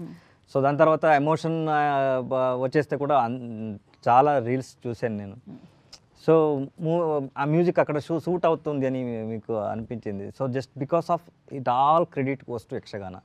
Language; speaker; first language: Telugu; non-native, learner; Kannada